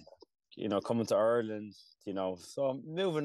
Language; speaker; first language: English; early bilingual, other home language; Kurdish